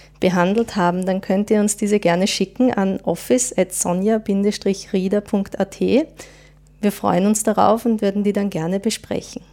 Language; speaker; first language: German; native; German